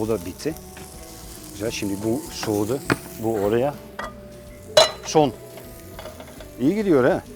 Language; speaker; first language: Turkish; non-native, fluent; Dutch